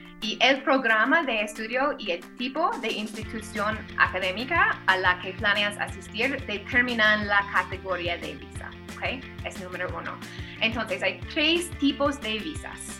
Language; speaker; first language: Spanish; non-native, fluent; English